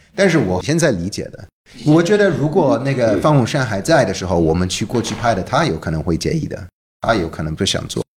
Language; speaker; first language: Chinese; non-native, fluent; English